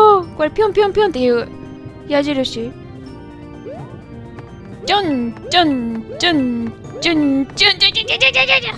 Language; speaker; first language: Japanese; native; Japanese